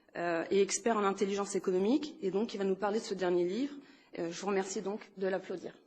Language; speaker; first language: French; native; French